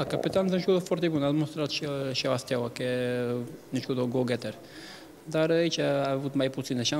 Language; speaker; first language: Romanian; non-native, learner; Portuguese